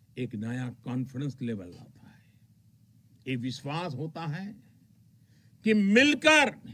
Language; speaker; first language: Hindi; non-native, local second language; Gujarati